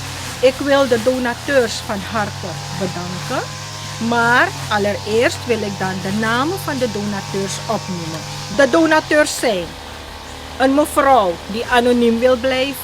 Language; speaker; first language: Dutch; non-native, local second language; Caribbean Hindustani